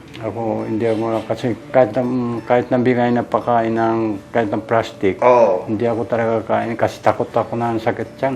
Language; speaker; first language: Filipino; non-native, learner; Japanese